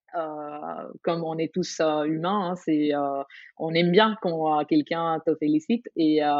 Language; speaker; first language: French; non-native, fluent; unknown